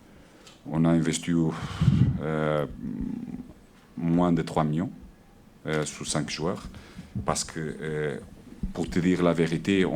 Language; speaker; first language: French; non-native, learner; Portuguese